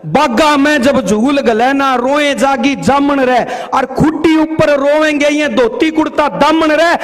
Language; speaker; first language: Hindi; native; Hindi